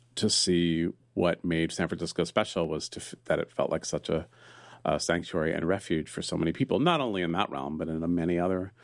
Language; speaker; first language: English; native; English